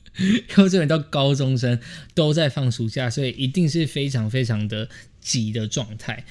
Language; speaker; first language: Chinese; native; Chinese